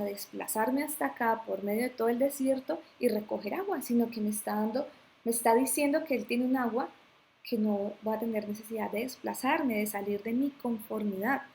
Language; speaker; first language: Spanish; native; Spanish